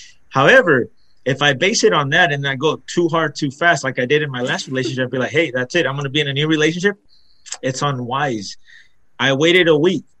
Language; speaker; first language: English; early bilingual, other home language; Spanish